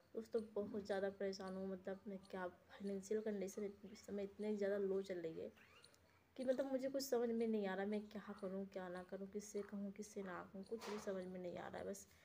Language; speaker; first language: Hindi; native; Hindi